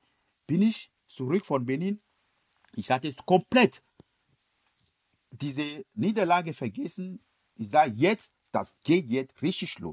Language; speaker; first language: German; non-native, fluent; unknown